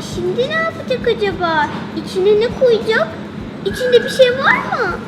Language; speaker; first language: Turkish; non-native, learner; English